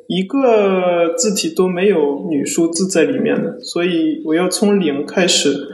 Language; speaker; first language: Chinese; early bilingual, heritage; Chinese